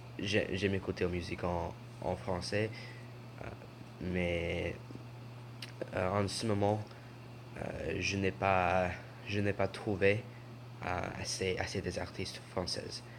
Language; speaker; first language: French; non-native, learner; English